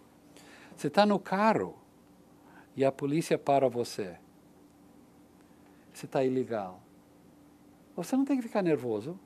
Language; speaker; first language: Portuguese; non-native, learner; English